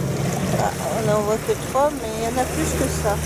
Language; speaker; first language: French; native; French